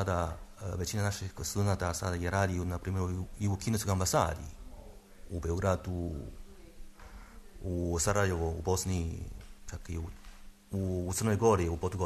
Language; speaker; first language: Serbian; non-native, fluent; Chinese